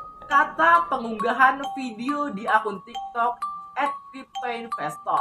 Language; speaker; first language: Indonesian; native; Indonesian